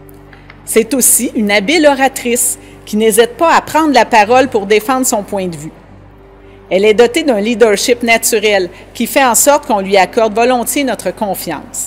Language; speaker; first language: French; native; French